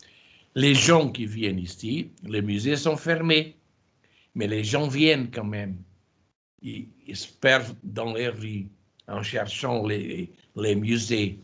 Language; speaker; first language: French; non-native, fluent; Portuguese